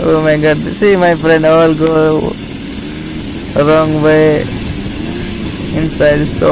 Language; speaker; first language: English; non-native, learner; Nepali